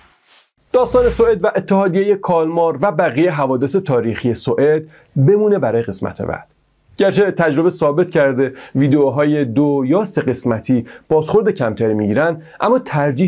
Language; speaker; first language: Persian; native; Persian